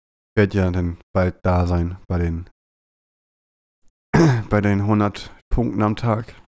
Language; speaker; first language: German; native; German